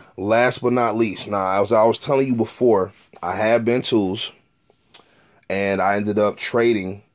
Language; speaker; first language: English; native; English